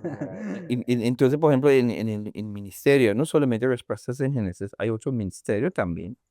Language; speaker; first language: Spanish; non-native, learner; English